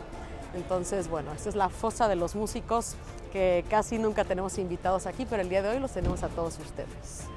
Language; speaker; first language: Spanish; native; Spanish